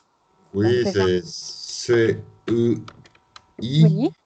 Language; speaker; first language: French; non-native, learner; Spanish